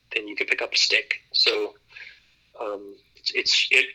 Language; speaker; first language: English; native; English